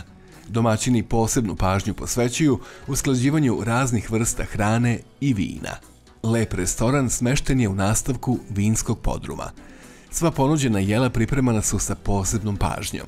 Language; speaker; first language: Serbian; native; Serbian